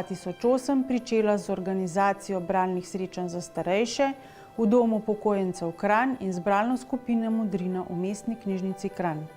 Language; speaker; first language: Slovenian; native; Slovenian